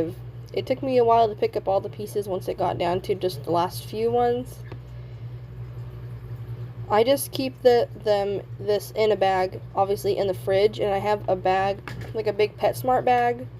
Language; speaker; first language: English; native; English